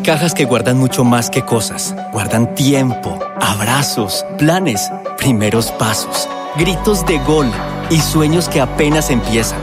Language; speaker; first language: Spanish; native; Spanish